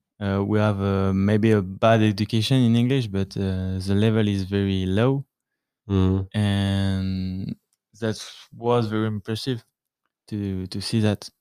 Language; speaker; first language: English; non-native, learner; French